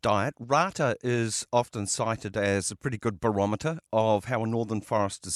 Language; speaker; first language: English; native; English